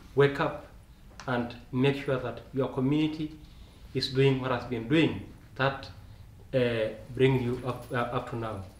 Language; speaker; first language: English; non-native, local second language; Masai